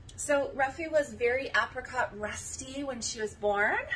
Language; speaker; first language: English; native; English